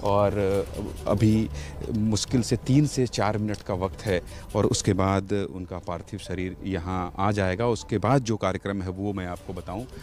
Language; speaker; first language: Hindi; native; Hindi